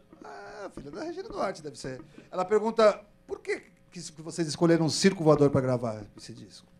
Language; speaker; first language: Portuguese; native; Portuguese